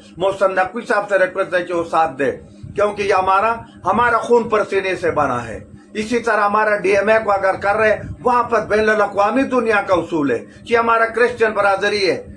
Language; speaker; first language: Urdu; non-native, local second language; Pashto